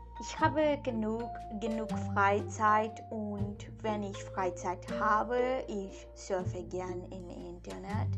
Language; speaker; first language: German; non-native, learner; Portuguese